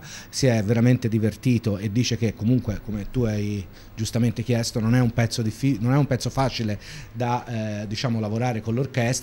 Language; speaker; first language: Italian; native; Italian